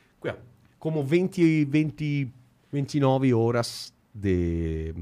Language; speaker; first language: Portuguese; non-native, fluent; Italian